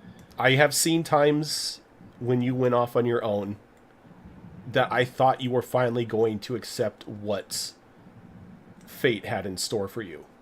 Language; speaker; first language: English; native; English